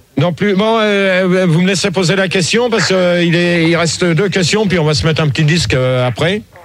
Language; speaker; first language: French; native; French